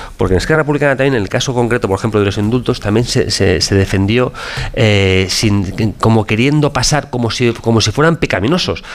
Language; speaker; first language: Spanish; non-native, local second language; Catalan